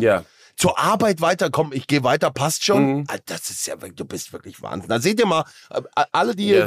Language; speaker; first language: German; native; German